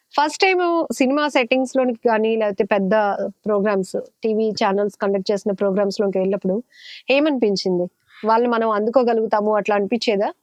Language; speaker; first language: Telugu; native; Telugu